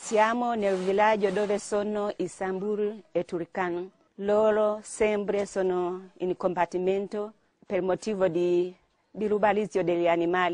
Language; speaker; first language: Italian; non-native, fluent; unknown